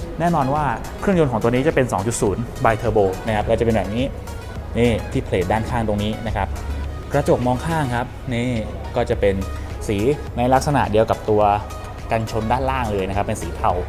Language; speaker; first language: Thai; native; Thai